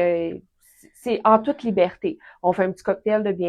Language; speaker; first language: French; native; French